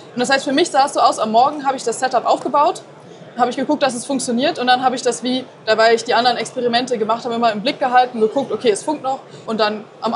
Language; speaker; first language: German; native; German